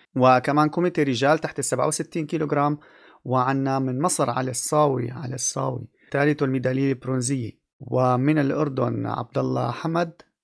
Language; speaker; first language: Arabic; native; Arabic